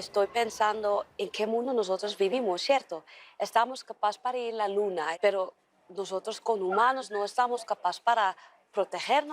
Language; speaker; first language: Spanish; early bilingual, heritage; Dutch